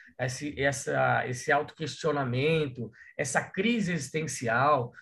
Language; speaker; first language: Portuguese; native; Portuguese